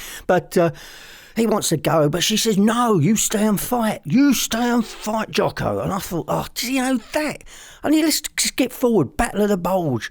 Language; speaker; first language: English; native; English